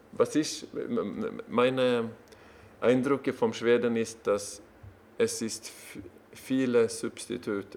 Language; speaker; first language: German; non-native, learner; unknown